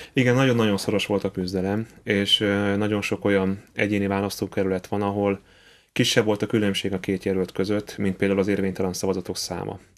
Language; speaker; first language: Hungarian; native; Hungarian